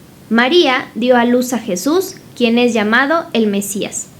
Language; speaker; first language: Spanish; native; Spanish